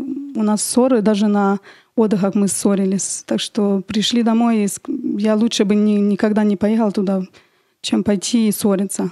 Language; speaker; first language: Russian; early bilingual, heritage; Russian